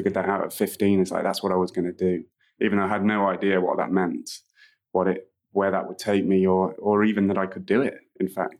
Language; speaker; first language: English; native; English